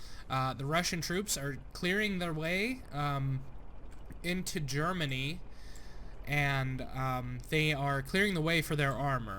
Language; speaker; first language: English; native; English